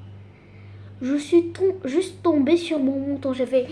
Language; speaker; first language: French; early bilingual, other home language; Arabic